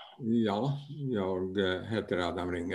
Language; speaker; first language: Swedish; non-native, fluent; Polish